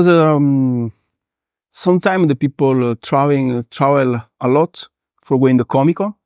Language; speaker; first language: English; non-native, learner; Italian